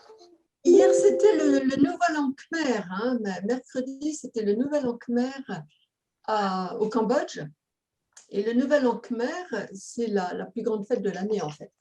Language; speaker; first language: French; native; French